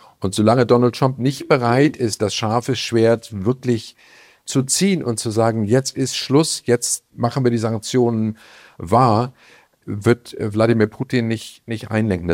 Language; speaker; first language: German; native; German